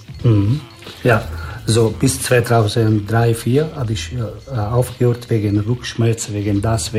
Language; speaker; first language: German; non-native, learner; Italian